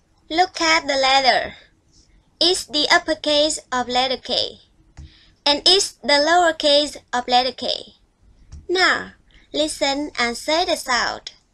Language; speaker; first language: English; non-native, fluent; Vietnamese